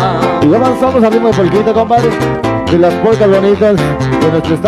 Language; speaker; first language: Spanish; native; Spanish